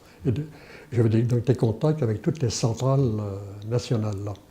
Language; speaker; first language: French; native; French